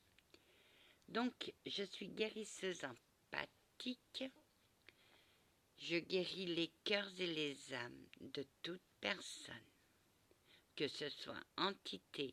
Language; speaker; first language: French; early bilingual, other home language; Portuguese